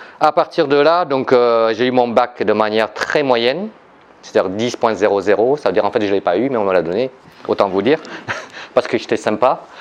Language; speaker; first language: French; early bilingual, other home language; Vietnamese